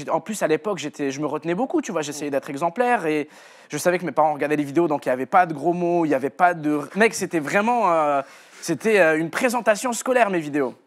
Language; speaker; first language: French; non-native, local second language; Arabic